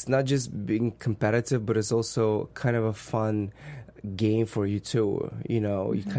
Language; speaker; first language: English; non-native, fluent; Russian